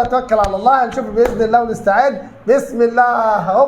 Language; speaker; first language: Arabic; native; Arabic